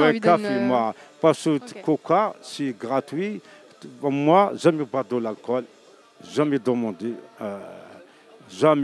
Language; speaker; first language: French; non-native, learner; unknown